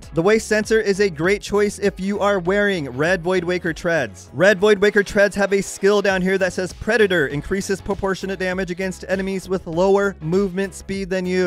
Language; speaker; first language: English; native; English